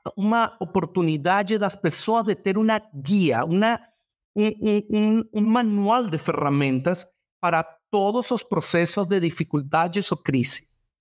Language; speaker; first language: Portuguese; non-native, learner; Spanish